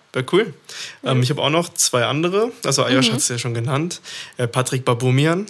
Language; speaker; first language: German; early bilingual, other home language; Persian